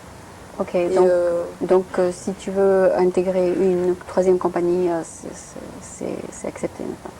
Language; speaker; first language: French; native; French